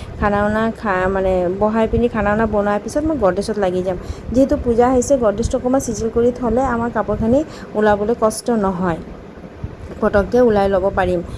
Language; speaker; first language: Assamese; native; Assamese